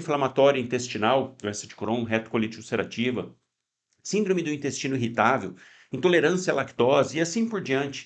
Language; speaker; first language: Portuguese; native; Portuguese